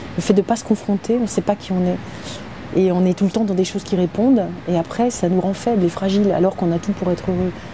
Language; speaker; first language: French; native; French